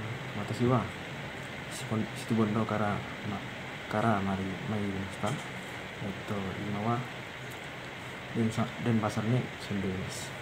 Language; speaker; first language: Japanese; non-native, learner; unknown